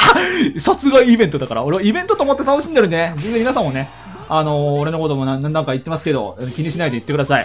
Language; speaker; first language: Japanese; native; Japanese